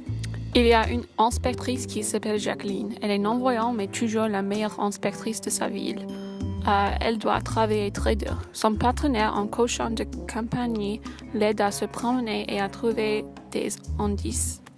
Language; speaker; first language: French; non-native, learner; English